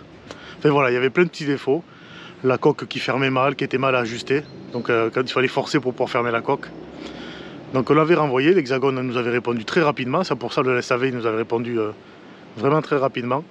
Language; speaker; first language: French; native; French